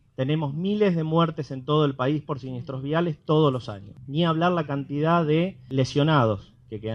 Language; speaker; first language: Spanish; native; Spanish